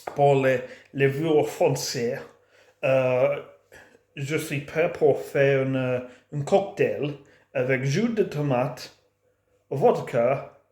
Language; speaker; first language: French; non-native, learner; English